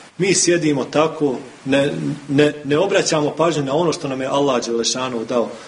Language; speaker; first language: Bosnian; native; Bosnian